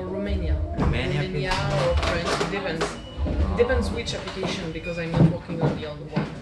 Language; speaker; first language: English; non-native, fluent; French